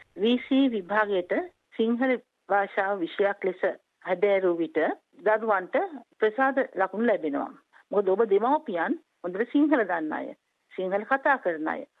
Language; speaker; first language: Sinhala; native; Sinhala